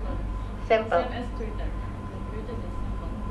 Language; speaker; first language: English; non-native, local second language; Indonesian